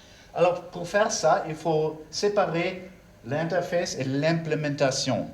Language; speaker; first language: French; non-native, learner; German